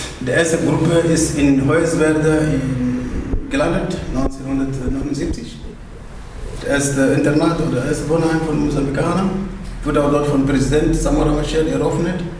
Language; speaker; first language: German; non-native, fluent; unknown